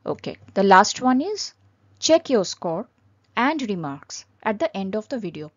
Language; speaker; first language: English; non-native, local second language; Bangla